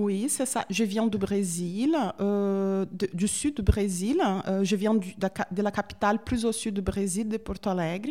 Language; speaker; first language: French; non-native, fluent; Portuguese